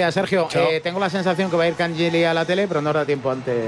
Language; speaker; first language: Spanish; native; Spanish